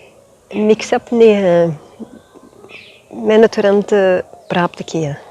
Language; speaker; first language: Hindi; non-native, fluent; Dutch